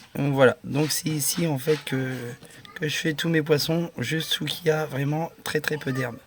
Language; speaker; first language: French; native; French